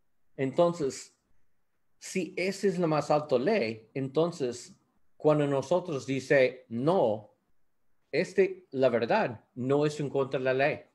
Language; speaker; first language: Spanish; non-native, learner; English